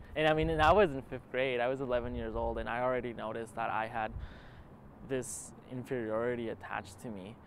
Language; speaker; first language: English; early bilingual, other home language; Spanish